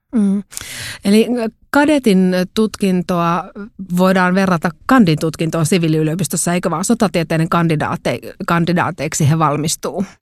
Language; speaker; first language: Finnish; native; Finnish